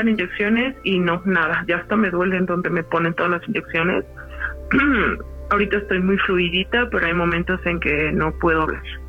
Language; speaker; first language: Spanish; native; Spanish